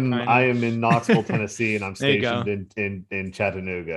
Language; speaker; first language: English; native; English